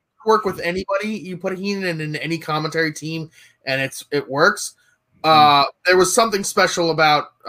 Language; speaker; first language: English; native; English